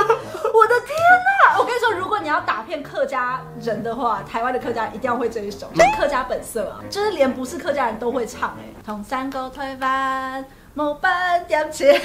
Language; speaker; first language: Chinese; native; Chinese